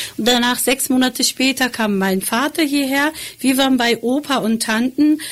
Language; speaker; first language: German; early bilingual, other home language; Turkish